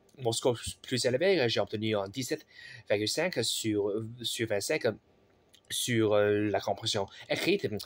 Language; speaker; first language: French; non-native, fluent; Chinese